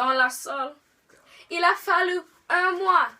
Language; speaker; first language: French; non-native, learner; English